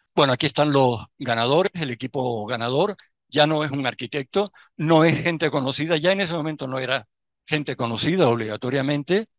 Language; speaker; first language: Spanish; native; Spanish